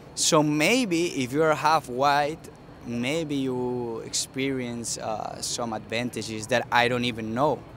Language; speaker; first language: English; early bilingual, other home language; Spanish